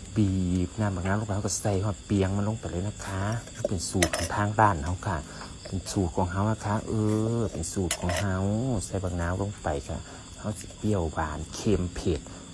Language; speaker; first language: Thai; native; Thai